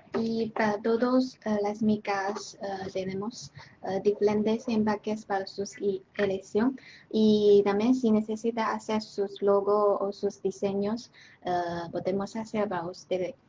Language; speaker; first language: Spanish; non-native, learner; Chinese